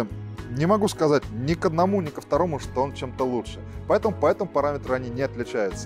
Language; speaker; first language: Russian; native; Russian